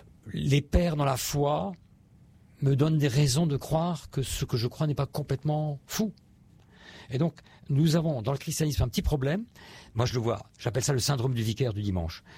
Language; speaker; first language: French; native; French